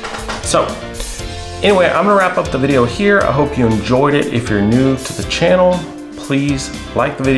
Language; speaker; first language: English; native; English